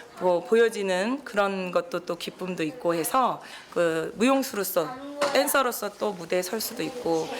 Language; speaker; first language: Korean; native; Korean